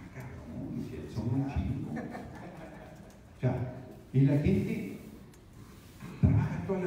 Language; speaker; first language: Spanish; native; Spanish